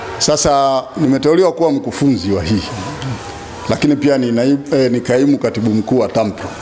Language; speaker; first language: Swahili; native; Swahili